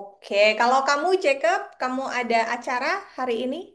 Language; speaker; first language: Indonesian; non-native, fluent; English